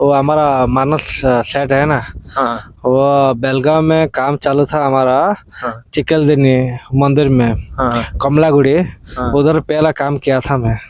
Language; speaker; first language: Hindi; non-native, local second language; Odia